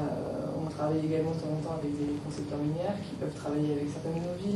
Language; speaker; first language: French; native; French